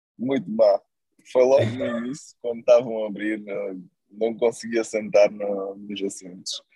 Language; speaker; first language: Portuguese; non-native, local second language; Kabuverdianu